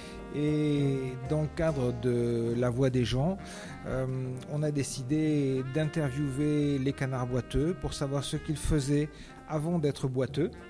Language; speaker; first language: French; native; French